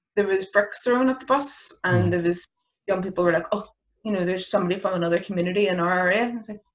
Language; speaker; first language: English; native; English